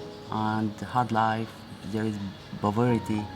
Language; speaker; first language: English; non-native, learner; Arabic